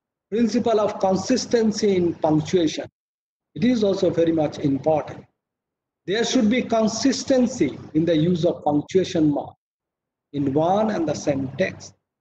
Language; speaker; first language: English; non-native, local second language; Bangla